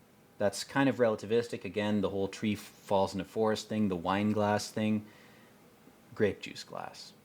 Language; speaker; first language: English; native; English